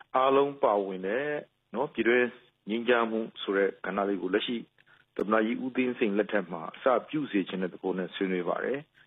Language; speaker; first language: Burmese; native; Burmese